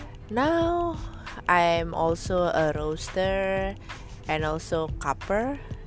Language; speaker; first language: English; non-native, fluent; Indonesian